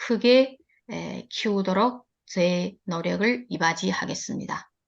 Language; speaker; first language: Korean; early bilingual, heritage; Korean